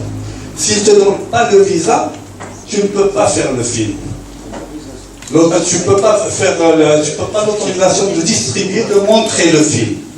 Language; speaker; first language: French; non-native, local second language; Arabic